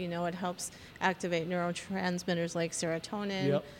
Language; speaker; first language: English; native; English